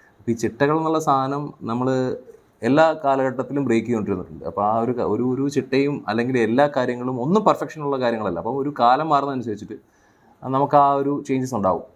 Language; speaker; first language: Malayalam; native; Malayalam